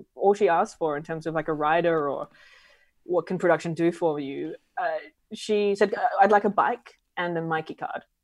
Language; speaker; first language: English; native; English